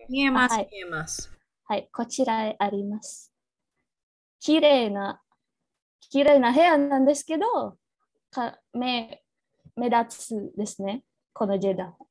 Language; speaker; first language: Japanese; non-native, learner; Indonesian